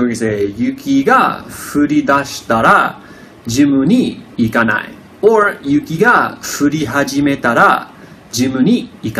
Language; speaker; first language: Japanese; non-native, learner; English